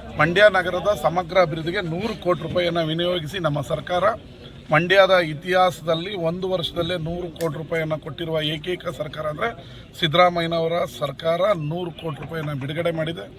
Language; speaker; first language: Kannada; native; Kannada